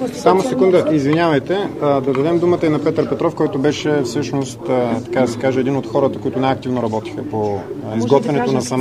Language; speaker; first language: Bulgarian; native; Bulgarian